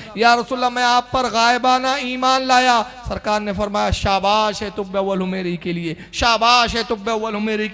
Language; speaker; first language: Urdu; native; Urdu